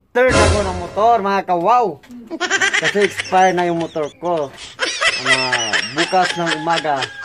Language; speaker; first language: Filipino; non-native, local second language; Chavacano